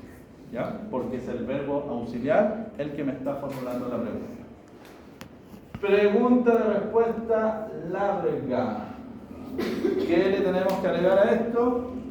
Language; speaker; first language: Spanish; native; Spanish